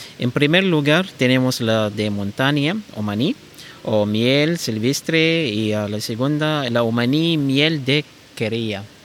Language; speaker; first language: Spanish; non-native, learner; Arabic